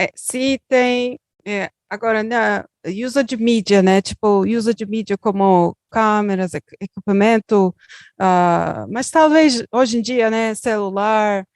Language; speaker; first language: Portuguese; non-native, learner; Turkish